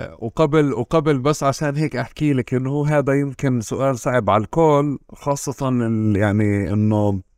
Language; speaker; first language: Arabic; native; Arabic